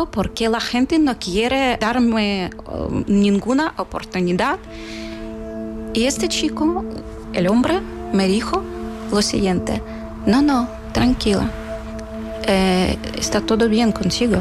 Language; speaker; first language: Spanish; non-native, fluent; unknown